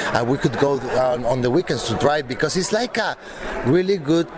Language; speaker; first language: English; non-native, fluent; Spanish